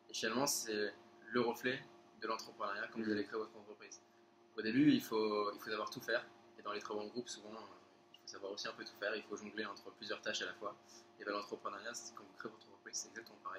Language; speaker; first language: French; native; French